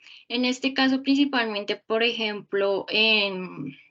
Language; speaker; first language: Spanish; native; Spanish